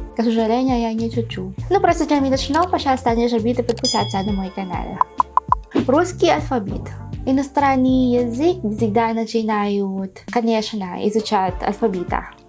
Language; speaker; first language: Russian; non-native, learner; Filipino